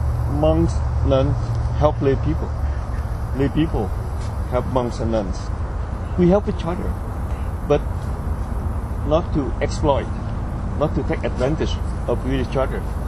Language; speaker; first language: English; non-native, fluent; Vietnamese